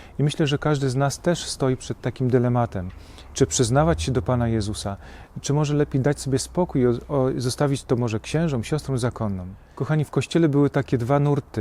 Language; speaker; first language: Polish; native; Polish